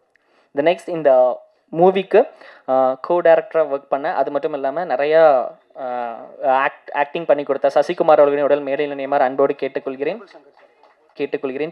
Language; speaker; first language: Tamil; native; Tamil